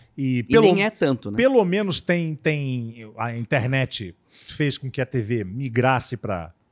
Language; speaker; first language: Portuguese; native; Portuguese